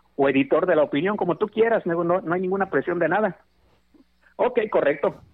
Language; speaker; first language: Spanish; native; Spanish